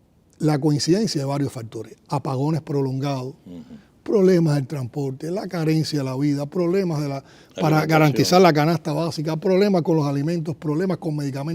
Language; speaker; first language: Spanish; native; Spanish